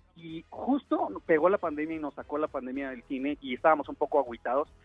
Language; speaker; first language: Spanish; native; Spanish